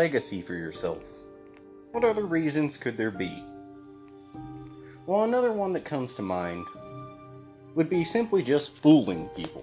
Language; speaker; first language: English; native; English